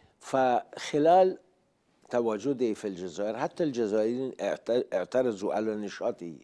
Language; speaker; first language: Arabic; non-native, fluent; Persian